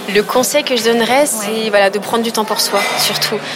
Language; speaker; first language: French; native; French